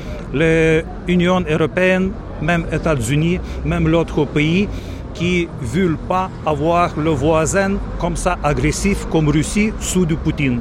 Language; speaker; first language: French; non-native, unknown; Ukrainian